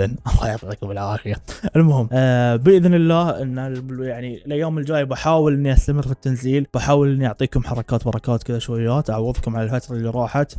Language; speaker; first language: Arabic; native; Arabic